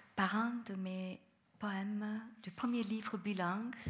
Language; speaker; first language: French; non-native, fluent; Albanian